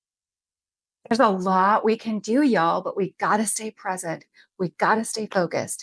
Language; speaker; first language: English; native; English